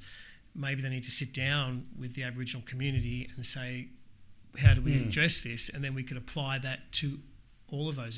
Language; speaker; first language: English; native; English